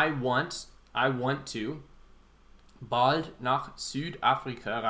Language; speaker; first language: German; non-native, fluent; English